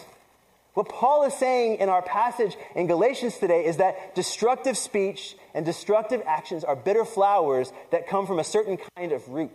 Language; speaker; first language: English; native; English